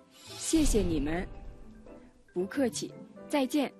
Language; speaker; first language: Chinese; non-native, fluent; Mongolian